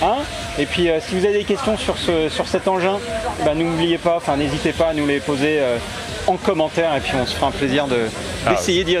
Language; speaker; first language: French; native; French